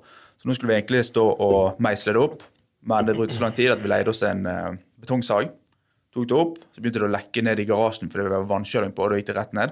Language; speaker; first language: Norwegian; native; Norwegian